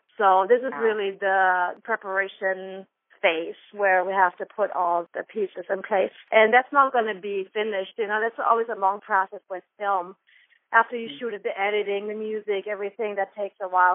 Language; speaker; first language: English; non-native, fluent; German